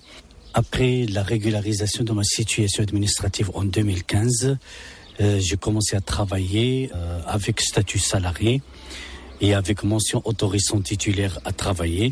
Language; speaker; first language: French; non-native, local second language; Arabic